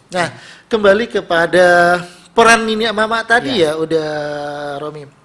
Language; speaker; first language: Indonesian; non-native, local second language; Minangkabau